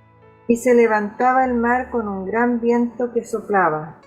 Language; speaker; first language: Spanish; native; Spanish